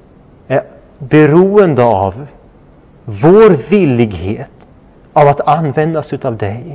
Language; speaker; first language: Swedish; non-native, fluent; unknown